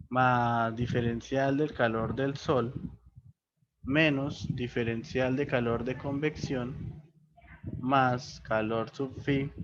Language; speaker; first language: Spanish; native; Spanish